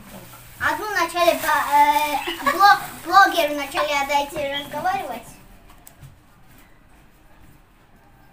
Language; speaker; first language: Russian; early bilingual, heritage; Russian